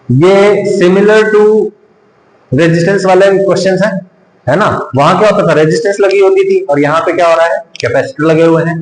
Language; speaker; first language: Hindi; native; Hindi